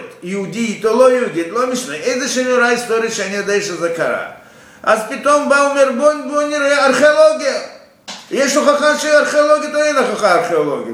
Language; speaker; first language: Hebrew; non-native, fluent; Russian